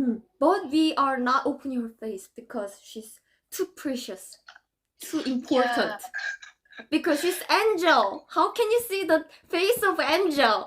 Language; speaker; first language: English; non-native, fluent; Korean